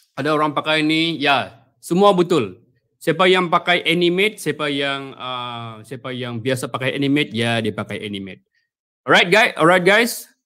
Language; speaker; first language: Malay; native; Malay